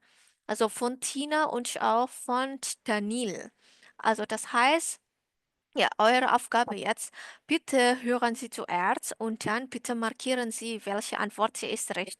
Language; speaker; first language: German; non-native, learner; Indonesian